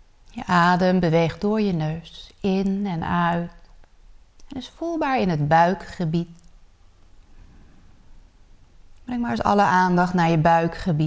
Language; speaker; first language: Dutch; native; Dutch